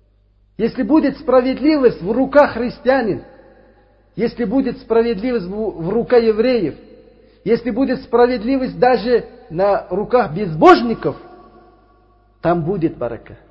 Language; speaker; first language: Russian; non-native, learner; Uzbek